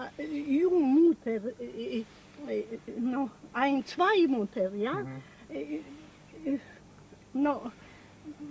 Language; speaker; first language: German; non-native, learner; Polish